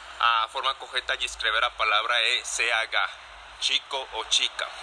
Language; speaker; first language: Spanish; non-native, learner; Portuguese